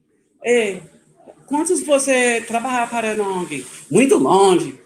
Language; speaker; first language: Portuguese; non-native, learner; English